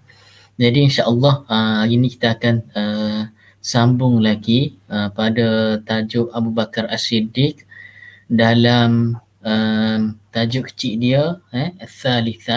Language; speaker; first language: Malay; native; Malay